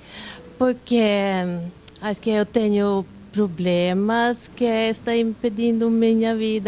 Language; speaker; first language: Portuguese; non-native, learner; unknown